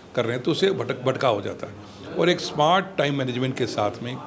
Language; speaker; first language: Hindi; native; Hindi